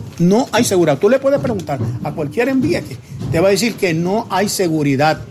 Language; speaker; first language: Spanish; native; Spanish